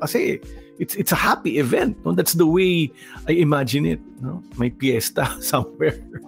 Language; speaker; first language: English; non-native, local second language; Filipino